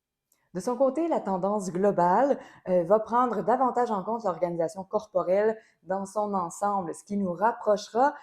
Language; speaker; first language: French; native; French